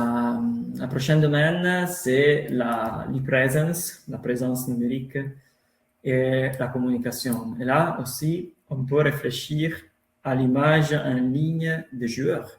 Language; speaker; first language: French; non-native, fluent; Italian